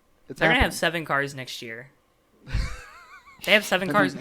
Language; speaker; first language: English; native; English